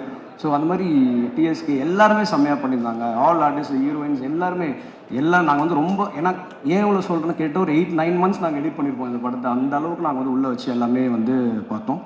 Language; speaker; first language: Tamil; native; Tamil